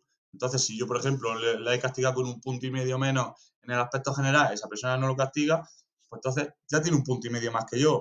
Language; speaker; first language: Spanish; native; Spanish